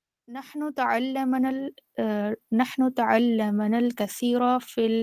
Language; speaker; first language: Arabic; non-native, learner; Urdu